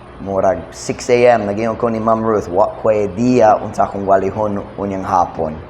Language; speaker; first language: Cebuano; non-native, fluent; English